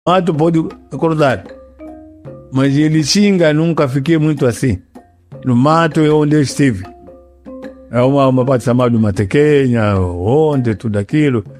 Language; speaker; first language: Portuguese; non-native, local second language; Yao